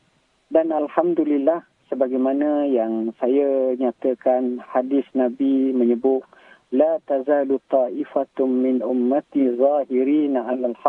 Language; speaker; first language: Malay; native; Malay